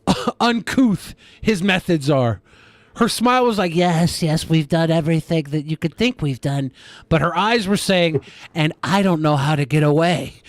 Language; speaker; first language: English; native; English